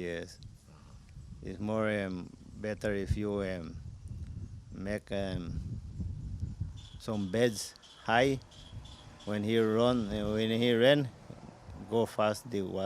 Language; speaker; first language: English; non-native, local second language; Spanish